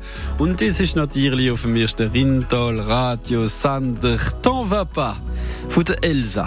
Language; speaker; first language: German; native; German